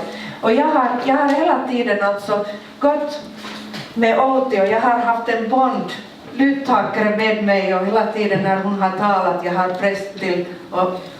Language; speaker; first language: Swedish; non-native, local second language; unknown